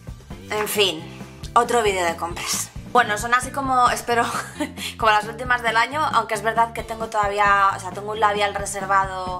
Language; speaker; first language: Spanish; native; Spanish